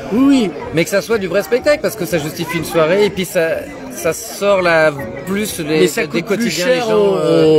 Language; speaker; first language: French; native; French